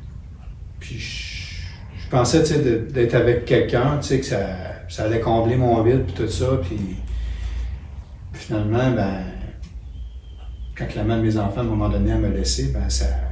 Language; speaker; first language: French; native; French